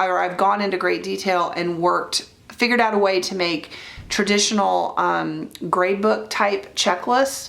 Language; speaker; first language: English; native; English